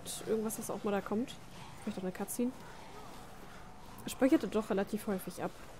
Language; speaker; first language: German; native; German